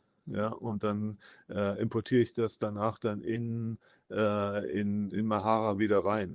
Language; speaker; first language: German; native; German